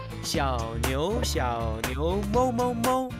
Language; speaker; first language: Chinese; non-native, learner; Thai